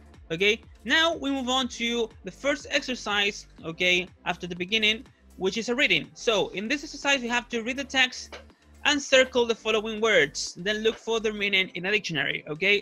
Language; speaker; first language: English; non-native, fluent; Spanish